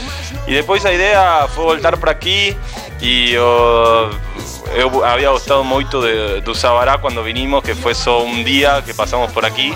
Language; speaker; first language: Portuguese; non-native, fluent; Spanish